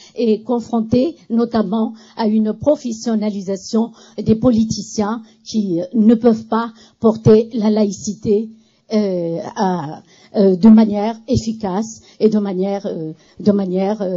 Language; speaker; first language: French; native; French